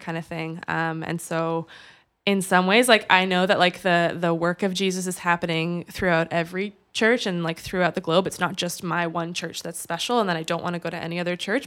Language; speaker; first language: English; native; English